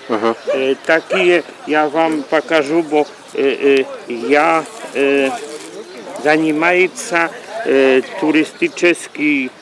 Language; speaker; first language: Polish; non-native, learner; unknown